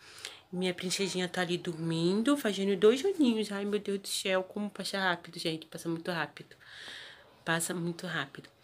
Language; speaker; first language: Portuguese; native; Portuguese